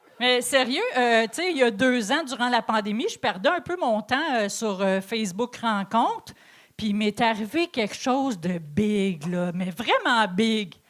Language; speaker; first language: French; native; French